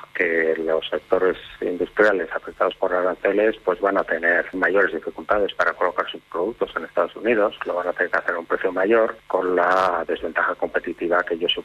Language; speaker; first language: Spanish; native; Spanish